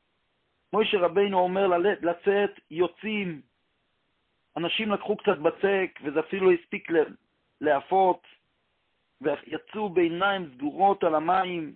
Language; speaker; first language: Hebrew; non-native, local second language; Yiddish